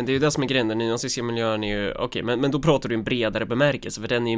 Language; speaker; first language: Swedish; native; Swedish